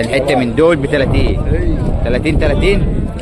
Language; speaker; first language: Arabic; native; Arabic